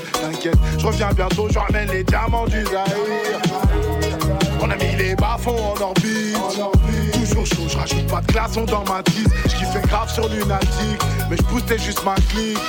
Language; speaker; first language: French; non-native, local second language; Lingala